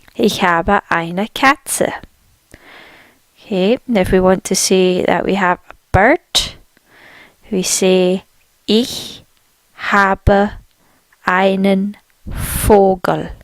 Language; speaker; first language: German; non-native, fluent; English